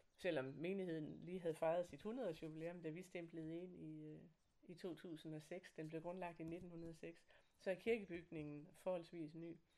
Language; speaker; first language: Danish; native; Danish